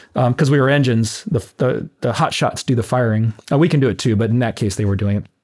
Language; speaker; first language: English; native; English